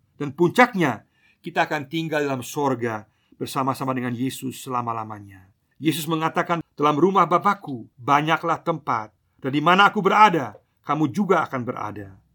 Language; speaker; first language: Indonesian; non-native, fluent; German